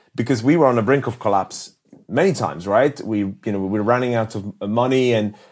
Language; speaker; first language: English; early bilingual, other home language; Polish